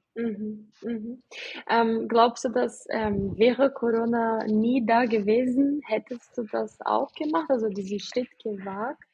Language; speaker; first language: German; non-native, fluent; Portuguese